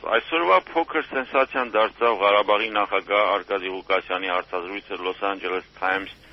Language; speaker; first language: Armenian; native; Armenian